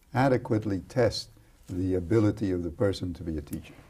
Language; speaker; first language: English; early bilingual, other home language; Spanish